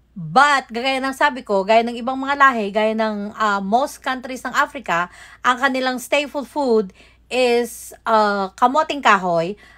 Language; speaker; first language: Filipino; non-native, local second language; Iloko